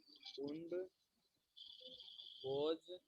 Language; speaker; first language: German; non-native, learner; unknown